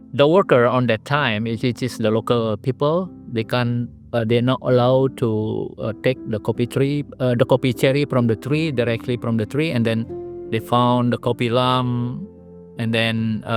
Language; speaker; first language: English; non-native, learner; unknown